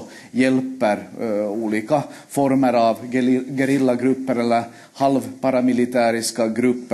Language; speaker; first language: Swedish; native; Swedish